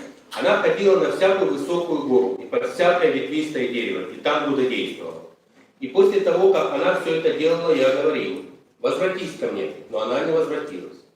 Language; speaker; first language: Russian; native; Russian